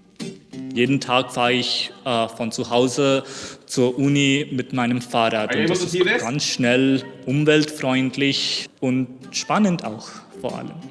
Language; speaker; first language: German; non-native, fluent; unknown